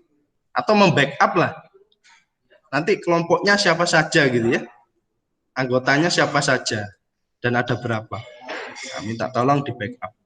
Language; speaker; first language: Indonesian; native; Indonesian